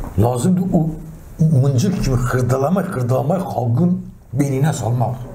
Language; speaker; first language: Azerbaijani; non-native, local second language; Talysh